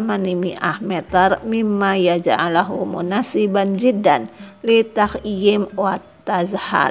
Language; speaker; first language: Arabic; non-native, fluent; Indonesian